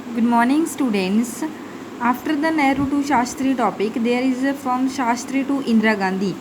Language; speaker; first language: English; non-native, local second language; Punjabi